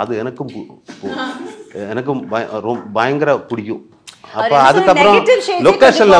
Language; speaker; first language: Tamil; non-native, learner; Malayalam